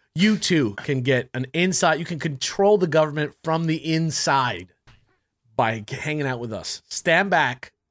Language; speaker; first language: English; native; English